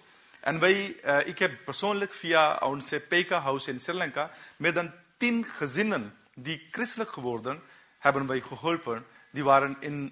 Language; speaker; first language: Dutch; non-native, learner; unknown